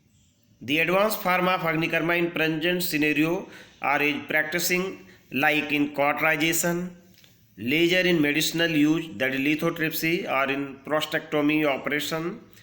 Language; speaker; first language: English; non-native, local second language; Hindi